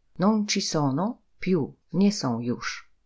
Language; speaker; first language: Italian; non-native, fluent; Polish